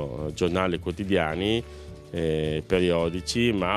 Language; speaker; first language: Italian; native; Italian